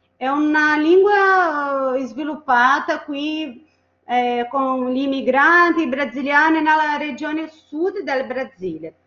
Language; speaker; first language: Italian; non-native, fluent; Portuguese